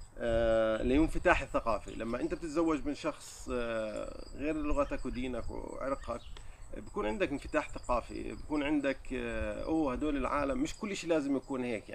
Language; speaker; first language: Arabic; native; Arabic